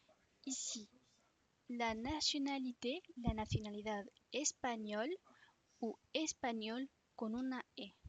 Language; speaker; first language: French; non-native, fluent; Spanish